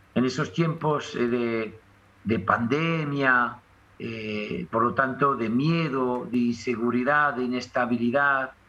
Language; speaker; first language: Spanish; non-native, fluent; French